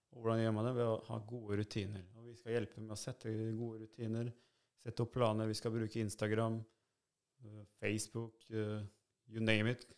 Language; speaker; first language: Norwegian; early bilingual, other home language; Albanian